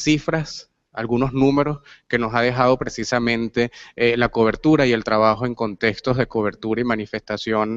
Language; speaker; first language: Spanish; native; Spanish